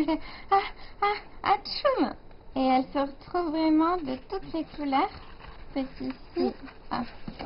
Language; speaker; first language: French; native; French